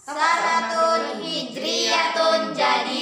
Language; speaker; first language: Arabic; non-native, learner; Indonesian